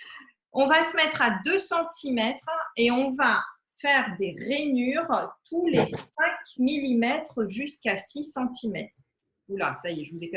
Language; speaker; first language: French; native; French